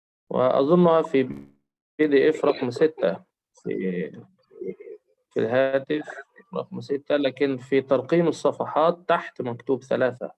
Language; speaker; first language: Arabic; native; Arabic